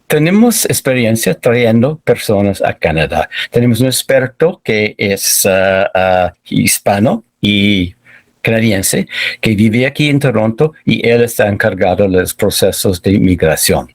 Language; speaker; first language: Spanish; non-native, fluent; English